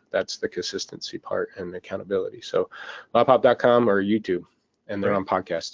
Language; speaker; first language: English; native; English